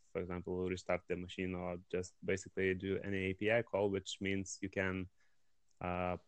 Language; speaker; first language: English; non-native, fluent; Lithuanian